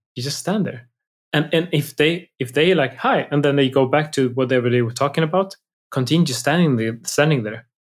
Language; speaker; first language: English; non-native, fluent; Swedish